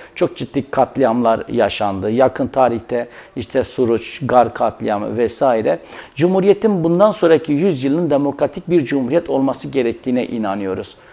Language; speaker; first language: Turkish; native; Turkish